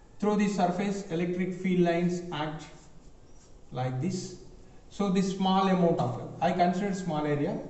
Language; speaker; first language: English; non-native, local second language; Kannada